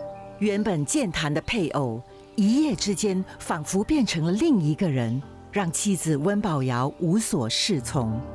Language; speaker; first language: Chinese; native; Chinese